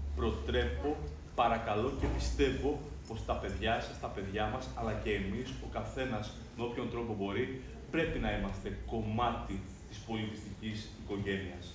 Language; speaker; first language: Greek; native; Greek